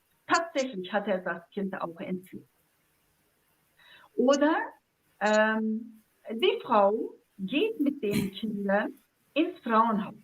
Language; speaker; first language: German; non-native, fluent; Zaza